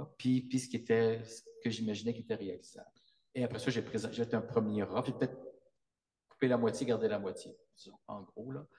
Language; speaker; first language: French; native; French